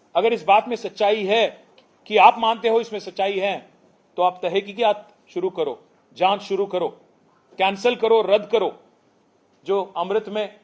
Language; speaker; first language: Hindi; non-native, local second language; Telugu